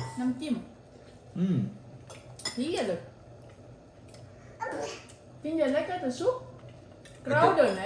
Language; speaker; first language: Dutch; non-native, learner; Thai